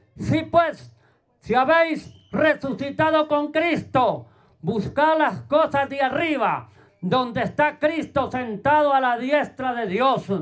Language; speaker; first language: Spanish; native; Spanish